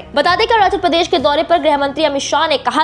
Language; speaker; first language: Hindi; native; Hindi